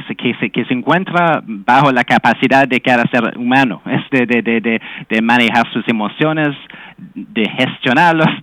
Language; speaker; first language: Spanish; non-native, fluent; English